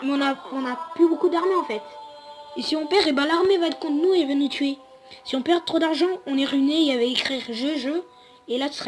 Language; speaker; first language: French; native; French